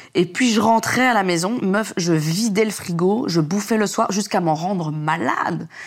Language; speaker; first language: French; native; French